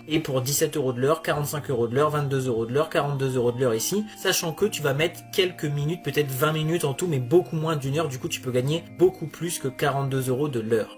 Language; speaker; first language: French; native; French